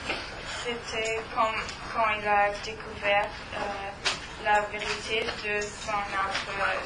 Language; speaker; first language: French; non-native, learner; German